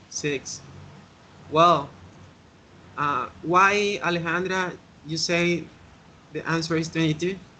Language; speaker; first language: English; non-native, learner; Spanish